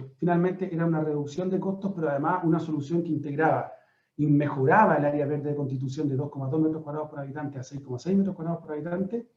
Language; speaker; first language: Spanish; native; Spanish